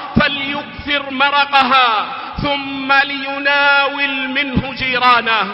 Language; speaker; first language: Arabic; native; Arabic